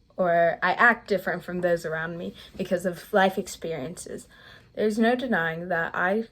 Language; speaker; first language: English; native; English